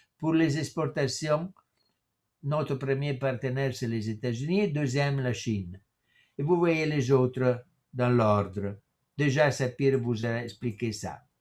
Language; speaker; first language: French; non-native, fluent; Italian